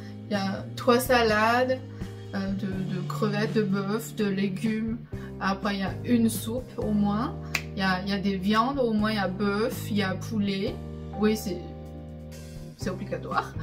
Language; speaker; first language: French; non-native, fluent; Chinese